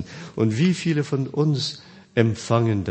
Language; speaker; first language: German; non-native, fluent; Korean